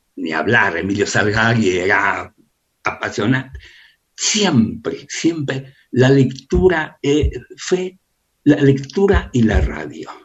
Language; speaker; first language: Spanish; early bilingual, other home language; Russian